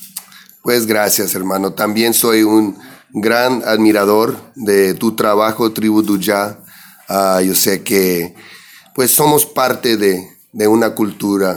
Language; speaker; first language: Spanish; early bilingual, heritage; English